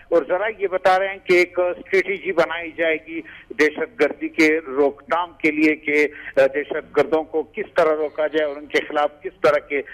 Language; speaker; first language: Urdu; non-native, local second language; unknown